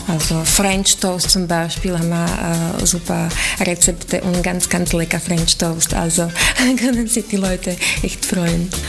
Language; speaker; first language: German; non-native, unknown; Slovak